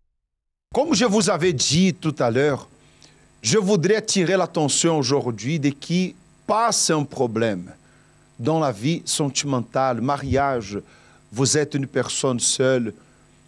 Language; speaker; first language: French; non-native, fluent; Portuguese